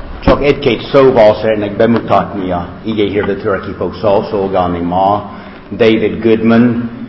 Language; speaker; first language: Hungarian; non-native, fluent; English